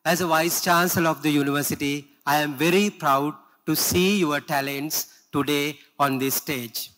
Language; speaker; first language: English; non-native, local second language; Sinhala